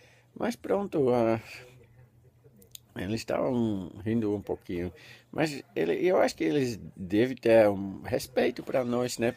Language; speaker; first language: Portuguese; non-native, learner; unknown